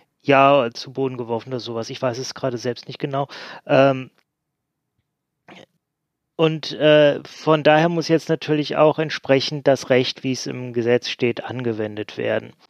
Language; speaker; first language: German; native; German